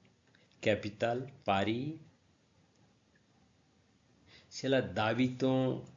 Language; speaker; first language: French; non-native, learner; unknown